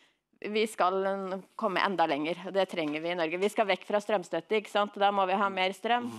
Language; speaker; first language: Norwegian; native; Norwegian